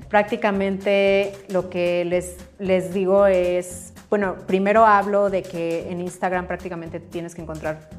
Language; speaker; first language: Spanish; native; Spanish